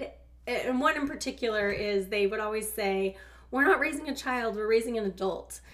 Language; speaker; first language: English; native; English